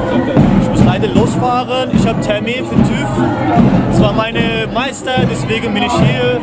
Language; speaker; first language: German; non-native, learner; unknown